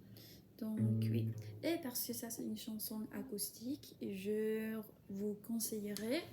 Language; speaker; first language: French; non-native, fluent; Spanish